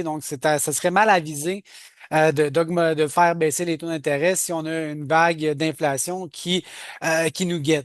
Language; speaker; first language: French; native; French